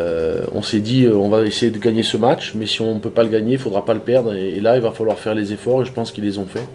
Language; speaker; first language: French; native; French